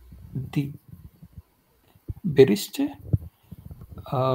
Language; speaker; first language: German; non-native, learner; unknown